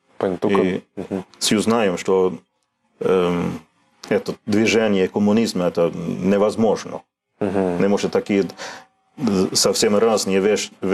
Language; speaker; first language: Russian; non-native, learner; Swedish